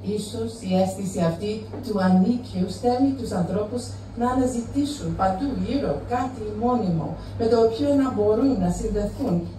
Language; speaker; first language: Greek; non-native, fluent; English